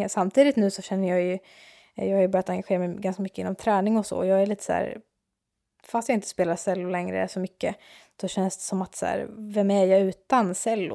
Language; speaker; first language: Swedish; native; Swedish